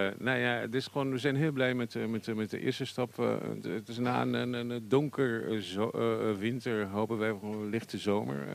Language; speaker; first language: Dutch; non-native, fluent; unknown